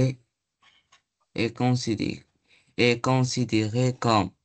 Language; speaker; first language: French; non-native, learner; Arabic